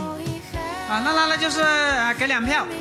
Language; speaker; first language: Chinese; native; Chinese